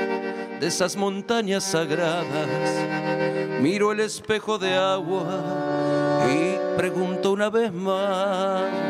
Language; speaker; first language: Spanish; native; Spanish